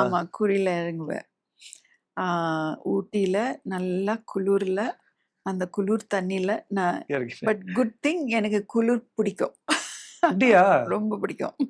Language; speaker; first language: Tamil; non-native, local second language; English